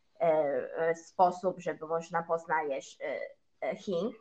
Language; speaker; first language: Polish; non-native, learner; Chinese